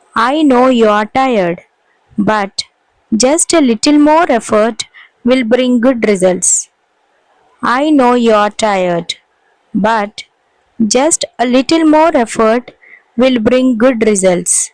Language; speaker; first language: English; non-native, local second language; Telugu